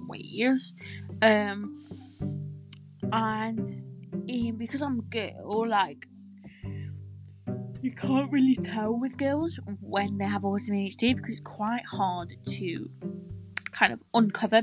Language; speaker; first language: English; native; English